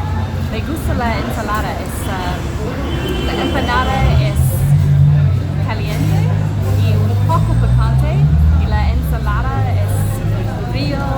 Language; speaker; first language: Spanish; non-native, learner; English